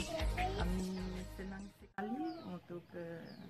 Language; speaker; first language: Indonesian; non-native, learner; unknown